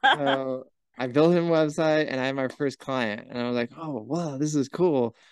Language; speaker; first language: English; native; English